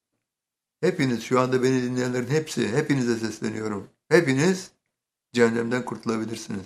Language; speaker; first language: Turkish; native; Turkish